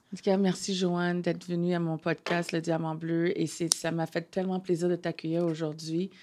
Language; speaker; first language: French; non-native, local second language; Haitian Creole